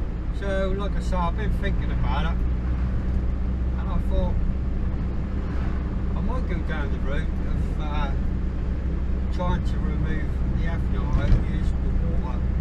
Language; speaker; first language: English; native; English